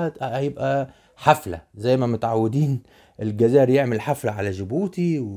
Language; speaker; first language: Arabic; native; Arabic